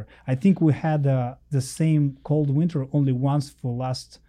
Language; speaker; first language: English; non-native, learner; Russian